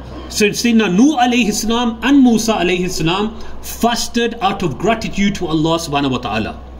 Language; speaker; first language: English; early bilingual, other home language; Urdu